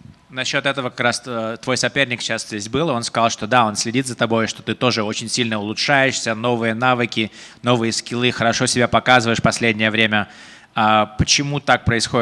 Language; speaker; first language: Russian; native; Russian